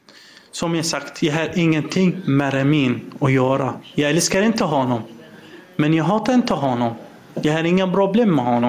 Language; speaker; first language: Swedish; non-native, learner; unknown